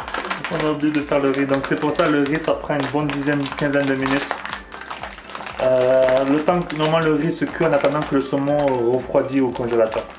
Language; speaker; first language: French; native; French